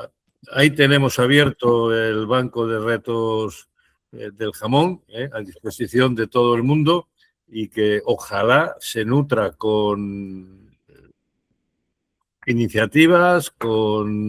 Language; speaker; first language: Spanish; native; Spanish